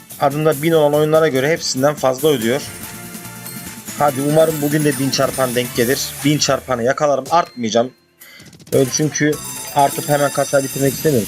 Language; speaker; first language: Turkish; native; Turkish